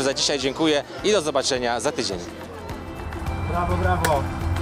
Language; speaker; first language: Polish; native; Polish